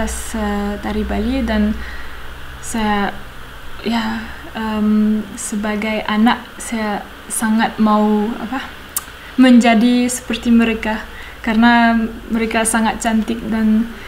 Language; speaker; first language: Indonesian; non-native, fluent; French